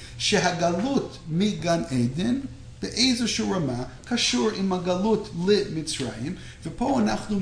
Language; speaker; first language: Hebrew; non-native, fluent; English